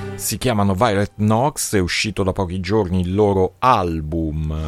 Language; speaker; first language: Italian; native; Italian